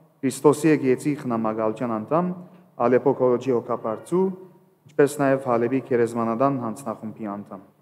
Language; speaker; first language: Armenian; early bilingual, heritage; Armenian